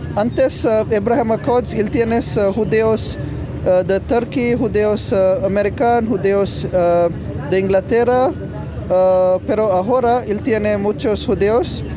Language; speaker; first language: Spanish; non-native, learner; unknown